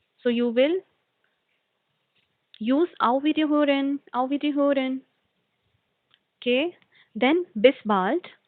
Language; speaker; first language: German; non-native, learner; Hindi